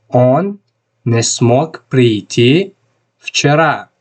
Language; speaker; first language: Russian; non-native, local second language; Tajik